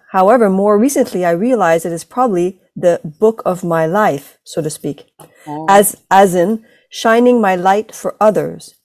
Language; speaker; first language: English; non-native, fluent; Italian